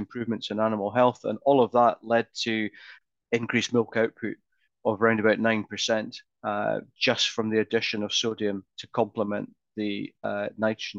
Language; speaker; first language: English; native; English